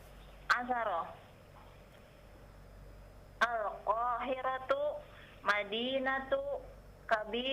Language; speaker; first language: Arabic; non-native, learner; Indonesian